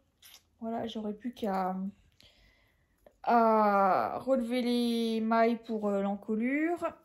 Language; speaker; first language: French; native; French